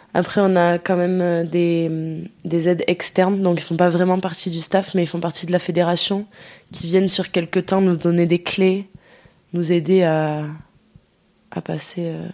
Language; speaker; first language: French; early bilingual, other home language; Dutch